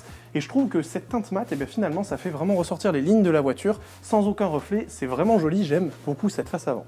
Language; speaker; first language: French; native; French